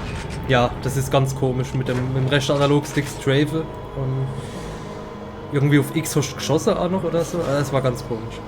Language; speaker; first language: German; native; German